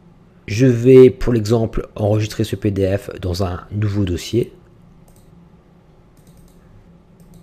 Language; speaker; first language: French; native; French